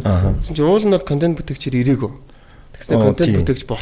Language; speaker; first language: Mongolian; native; Mongolian